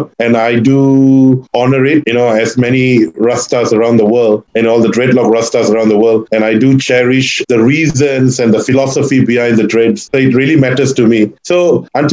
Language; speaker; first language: English; non-native, local second language; Tamil